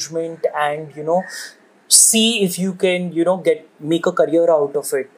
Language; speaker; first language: English; non-native, local second language; Hindi